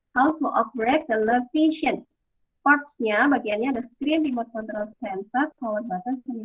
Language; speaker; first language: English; non-native, fluent; Indonesian